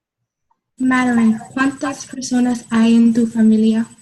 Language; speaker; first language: Spanish; non-native, learner; English